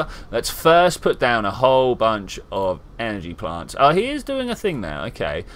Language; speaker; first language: English; native; English